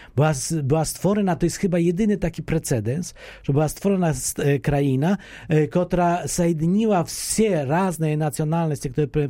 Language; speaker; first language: Polish; non-native, fluent; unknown